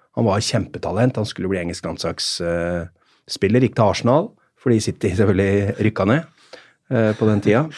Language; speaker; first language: Norwegian; native; Norwegian